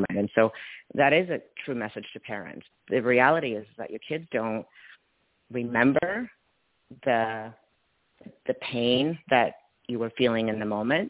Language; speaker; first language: English; non-native, fluent; Polish